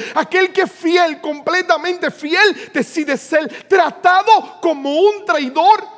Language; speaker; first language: Spanish; native; Spanish